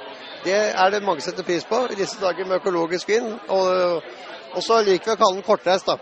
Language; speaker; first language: Norwegian; native; Norwegian